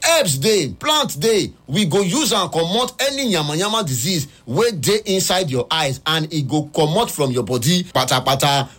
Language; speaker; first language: Nigerian Pidgin; native; Nigerian Pidgin